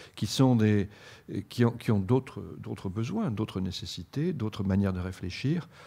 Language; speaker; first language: French; native; French